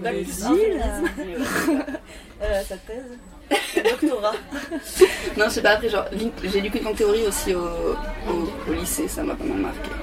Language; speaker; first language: French; native; French